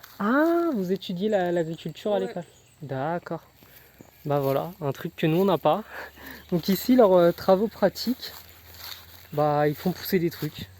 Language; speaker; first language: French; native; French